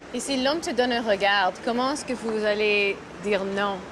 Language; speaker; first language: French; native; French